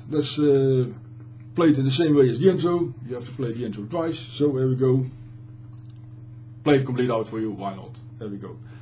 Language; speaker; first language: English; non-native, fluent; Dutch